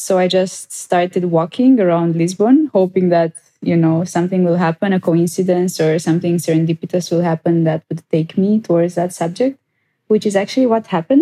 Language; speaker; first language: English; non-native, fluent; Romanian